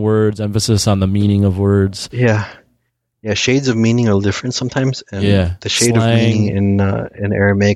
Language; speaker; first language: English; early bilingual, other home language; Assyrian Neo-Aramaic